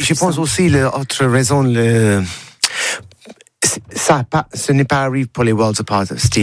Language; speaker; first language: French; non-native, learner; English